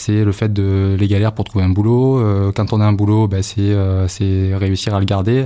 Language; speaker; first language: French; native; French